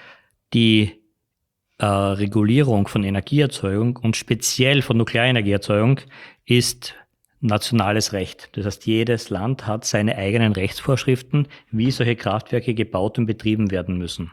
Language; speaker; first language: German; native; German